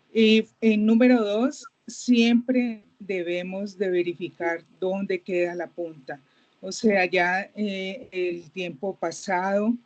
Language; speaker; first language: Spanish; native; Spanish